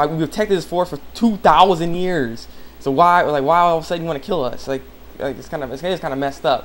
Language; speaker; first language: English; native; English